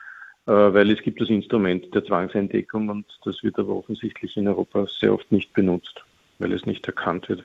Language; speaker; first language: German; native; German